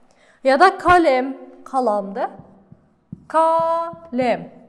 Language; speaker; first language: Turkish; non-native, fluent; Kazakh